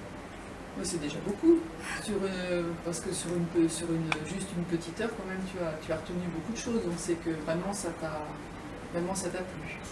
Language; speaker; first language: French; native; French